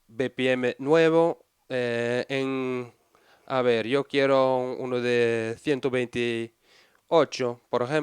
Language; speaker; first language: Spanish; non-native, fluent; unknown